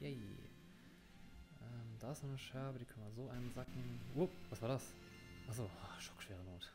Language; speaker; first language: German; native; German